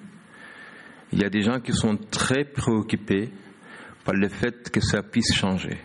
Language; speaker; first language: French; non-native, local second language; Arabic